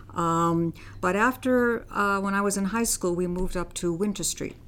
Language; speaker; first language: English; early bilingual, other home language; Armenian